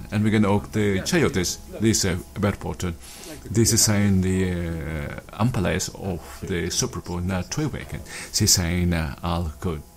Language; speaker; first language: Dutch; non-native, learner; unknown